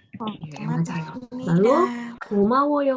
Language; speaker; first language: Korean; non-native, fluent; Indonesian